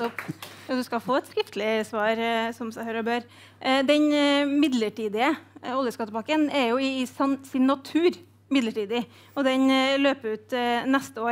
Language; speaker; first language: Norwegian; native; Norwegian